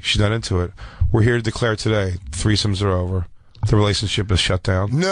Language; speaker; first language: English; native; English